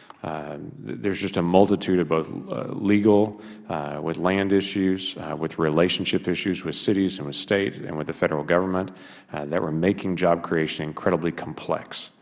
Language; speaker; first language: English; native; English